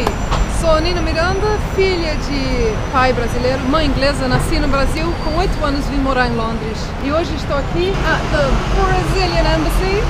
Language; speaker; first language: Portuguese; early bilingual, heritage; Portuguese